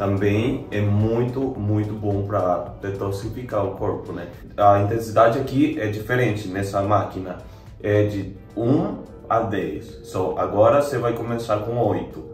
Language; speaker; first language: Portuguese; non-native, fluent; English